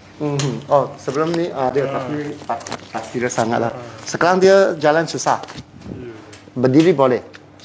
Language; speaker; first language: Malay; non-native, local second language; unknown